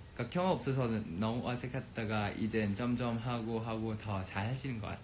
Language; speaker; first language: Korean; non-native, fluent; Thai